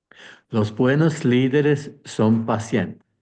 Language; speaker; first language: Spanish; non-native, fluent; Swiss German